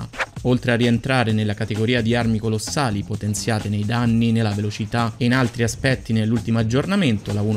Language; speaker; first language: Italian; native; Italian